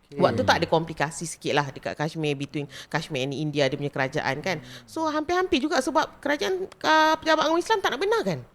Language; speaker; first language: Malay; native; Malay